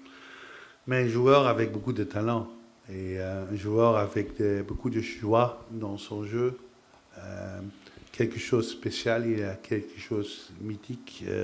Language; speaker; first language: French; non-native, fluent; Dutch